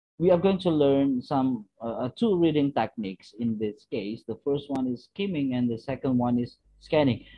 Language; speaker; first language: English; non-native, fluent; Indonesian